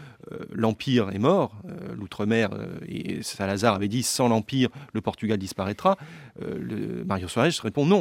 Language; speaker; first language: French; native; French